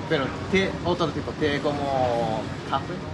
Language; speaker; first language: Spanish; non-native, learner; Japanese